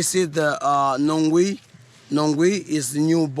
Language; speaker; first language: English; non-native, learner; Swahili